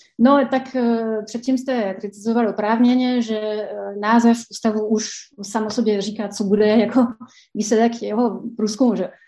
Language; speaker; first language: Czech; non-native, fluent; French